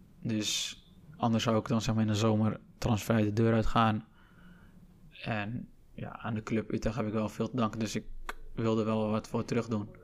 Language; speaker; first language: Dutch; early bilingual, other home language; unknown